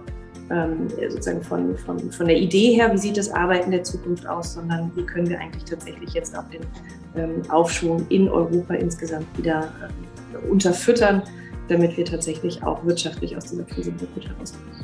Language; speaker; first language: German; native; German